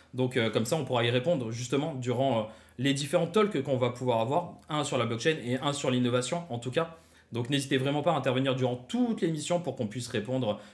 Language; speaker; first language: French; native; French